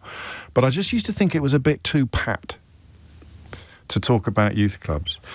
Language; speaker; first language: English; native; English